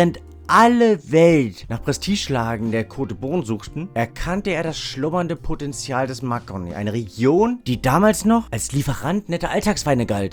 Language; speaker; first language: German; native; German